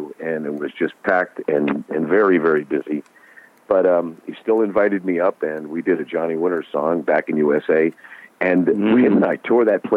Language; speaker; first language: English; native; English